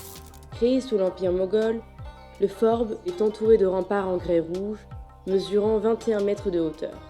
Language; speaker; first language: French; native; French